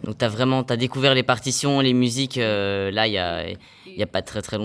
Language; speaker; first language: French; native; French